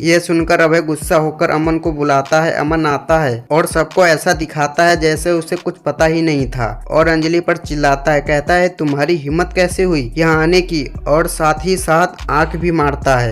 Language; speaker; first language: Hindi; native; Hindi